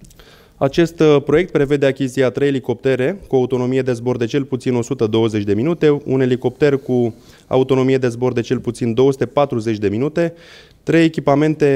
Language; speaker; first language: Romanian; native; Romanian